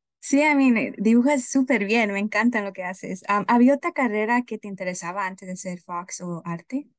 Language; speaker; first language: Spanish; early bilingual, heritage; Spanish